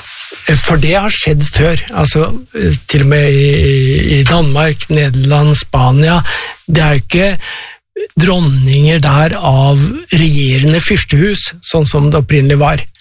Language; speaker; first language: Norwegian; native; Norwegian